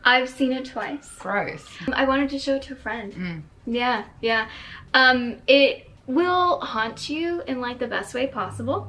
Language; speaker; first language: English; native; English